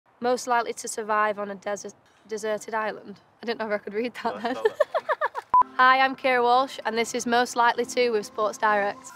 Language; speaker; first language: English; native; English